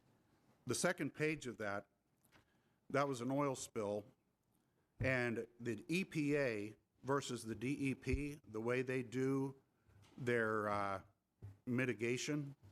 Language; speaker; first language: English; native; English